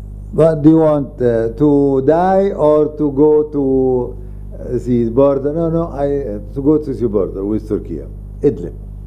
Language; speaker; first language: English; non-native, fluent; Arabic